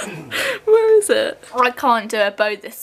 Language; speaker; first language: English; native; English